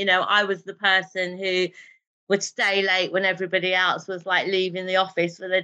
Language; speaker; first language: English; non-native, local second language; Urdu